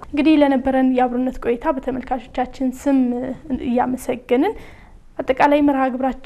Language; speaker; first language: Amharic; native; Amharic